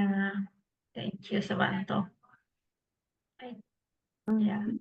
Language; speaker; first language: English; non-native, learner; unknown